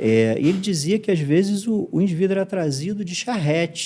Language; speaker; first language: Portuguese; native; Portuguese